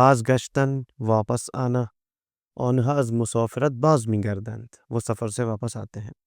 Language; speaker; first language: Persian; non-native, fluent; Urdu